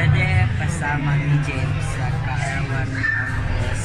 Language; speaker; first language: Filipino; non-native, learner; English